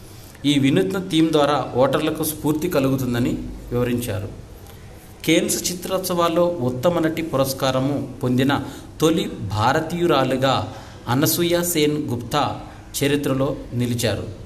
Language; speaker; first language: Telugu; native; Telugu